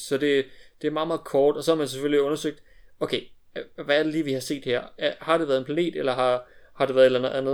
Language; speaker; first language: Danish; native; Danish